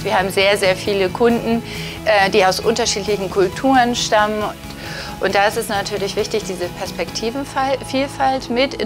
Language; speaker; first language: German; native; German